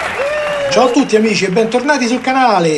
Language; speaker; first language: Italian; native; Italian